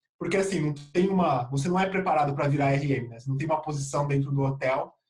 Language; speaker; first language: Portuguese; native; Portuguese